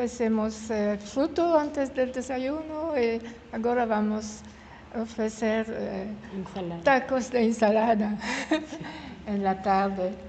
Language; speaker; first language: Spanish; non-native, learner; French